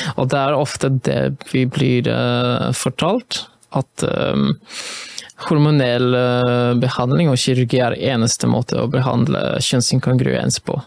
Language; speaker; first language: Norwegian; non-native, fluent; Polish